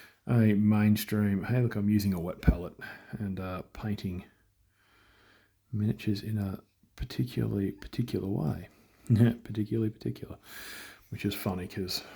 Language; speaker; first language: English; native; English